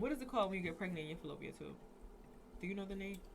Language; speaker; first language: English; native; English